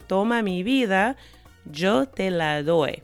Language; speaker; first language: Spanish; non-native, fluent; English